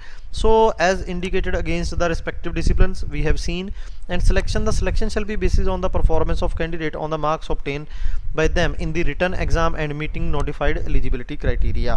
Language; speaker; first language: English; non-native, local second language; Hindi